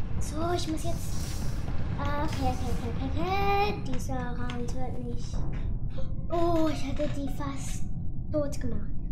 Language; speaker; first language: German; non-native, learner; English